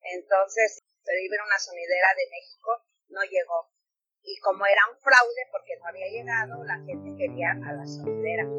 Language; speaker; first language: Spanish; native; Spanish